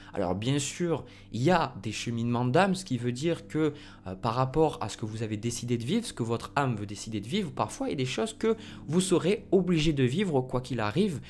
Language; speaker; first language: French; native; French